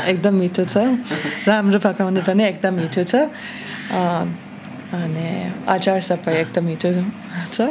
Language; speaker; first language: Nepali; non-native, learner; German